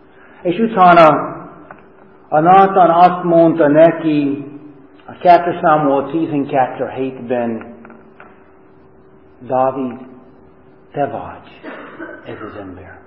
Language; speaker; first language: Hungarian; non-native, fluent; English